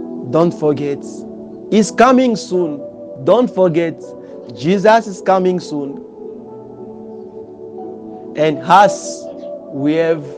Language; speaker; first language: English; non-native, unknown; Lingala